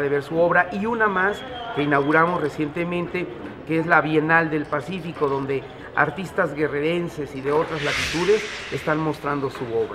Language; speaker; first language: Spanish; native; Spanish